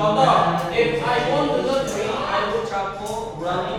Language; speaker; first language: English; non-native, learner; Indonesian